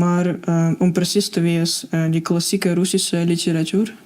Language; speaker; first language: Afrikaans; non-native, fluent; Russian